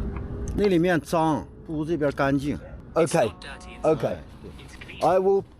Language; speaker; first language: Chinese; non-native, learner; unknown